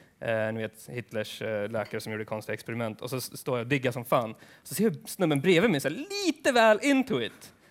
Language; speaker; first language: Swedish; early bilingual, other home language; Kurdish